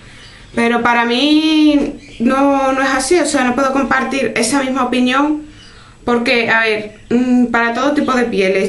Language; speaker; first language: Spanish; native; Spanish